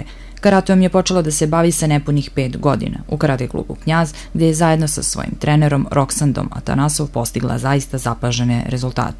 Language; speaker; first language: Serbian; native; Serbian